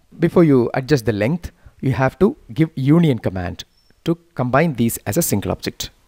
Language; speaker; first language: English; non-native, local second language; Malayalam